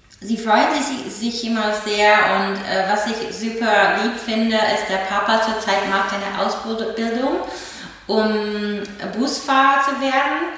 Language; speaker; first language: German; non-native, fluent; English